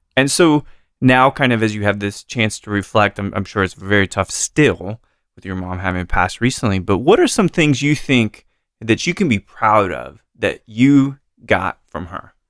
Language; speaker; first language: English; native; English